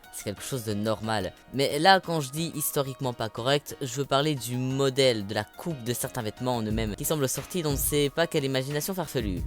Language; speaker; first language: French; native; French